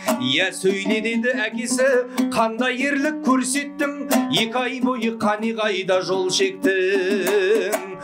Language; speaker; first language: Kazakh; native; Kazakh